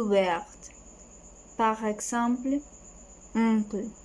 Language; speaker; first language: French; non-native, learner; Spanish